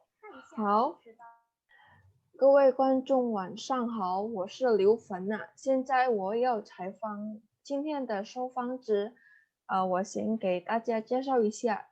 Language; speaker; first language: Chinese; non-native, learner; Indonesian